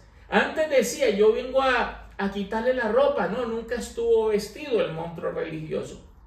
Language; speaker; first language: Spanish; native; Spanish